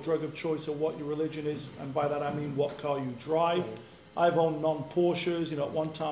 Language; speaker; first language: English; native; English